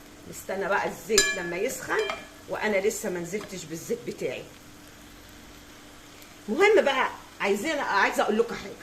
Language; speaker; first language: Arabic; native; Arabic